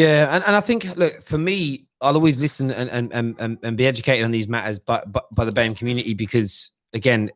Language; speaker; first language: English; native; English